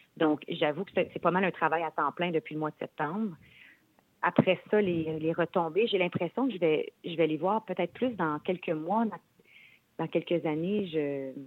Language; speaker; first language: French; native; French